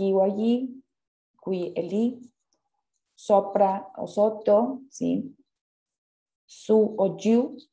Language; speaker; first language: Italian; non-native, fluent; Spanish